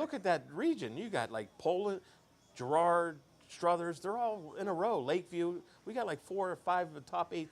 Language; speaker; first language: English; native; English